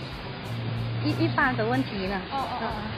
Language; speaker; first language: Chinese; non-native, learner; Thai